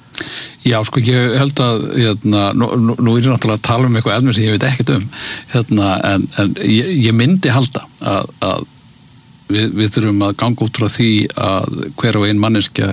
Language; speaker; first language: Icelandic; native; Icelandic